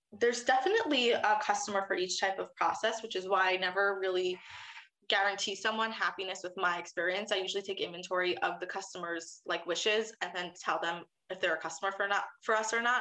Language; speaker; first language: English; native; English